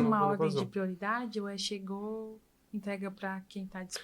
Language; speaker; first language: Portuguese; native; Portuguese